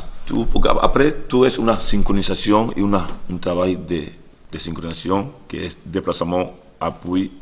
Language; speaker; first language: French; non-native, learner; Spanish